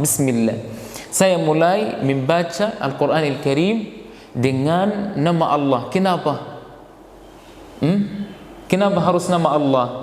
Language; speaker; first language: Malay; non-native, fluent; Arabic